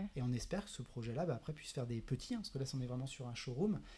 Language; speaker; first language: French; native; French